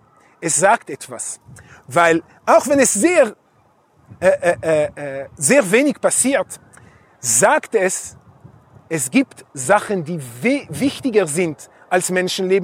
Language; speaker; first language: German; non-native, fluent; Hebrew